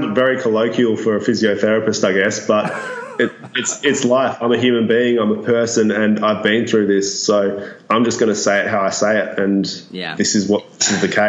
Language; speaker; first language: English; native; English